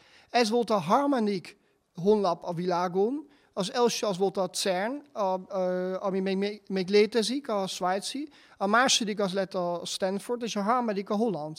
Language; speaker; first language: Hungarian; non-native, fluent; Dutch